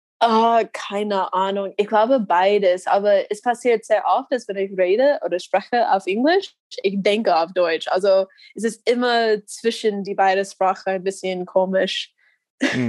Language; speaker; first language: German; non-native, learner; English